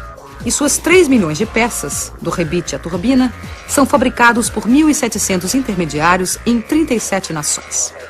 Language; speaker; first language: Portuguese; native; Portuguese